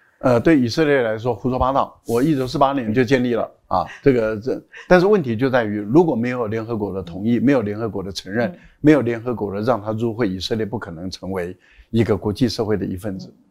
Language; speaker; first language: Chinese; native; Chinese